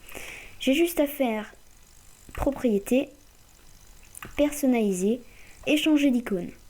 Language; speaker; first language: French; native; French